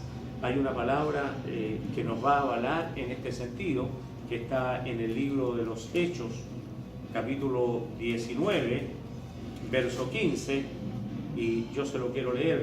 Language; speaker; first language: Spanish; native; Spanish